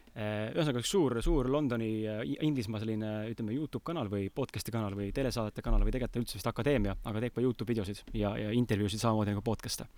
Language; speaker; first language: Estonian; native; Estonian